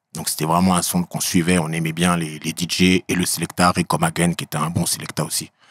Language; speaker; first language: French; native; French